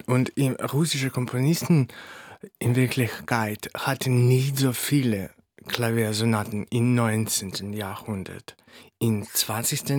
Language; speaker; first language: German; non-native, fluent; Russian